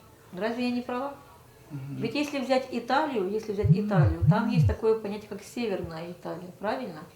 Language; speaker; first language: Russian; native; Russian